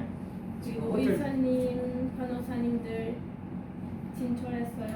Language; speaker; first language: Korean; non-native, fluent; Turkish